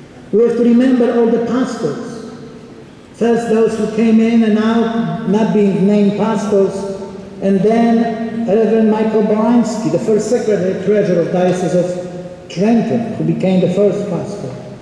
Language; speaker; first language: English; non-native, fluent; Polish